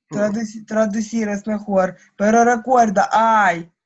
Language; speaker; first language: Spanish; non-native, learner; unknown